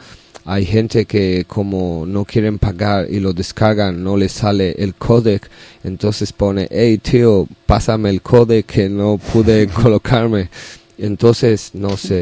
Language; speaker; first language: Spanish; non-native, learner; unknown